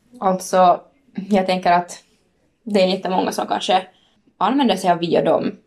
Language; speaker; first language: Swedish; native; Swedish